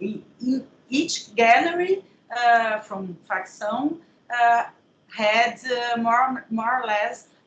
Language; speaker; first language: English; non-native, learner; Portuguese